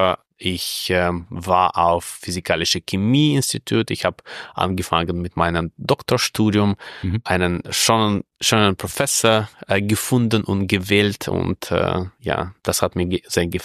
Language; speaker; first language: German; non-native, fluent; Russian